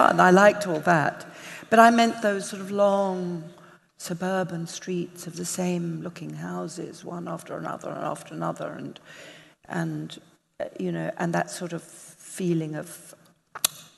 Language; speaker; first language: English; native; English